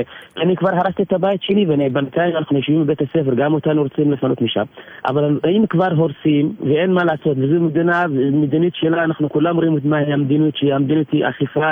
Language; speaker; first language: Hebrew; native; Hebrew